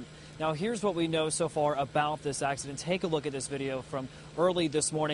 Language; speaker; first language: English; native; English